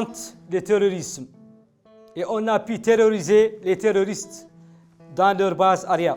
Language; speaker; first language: French; non-native, local second language; Arabic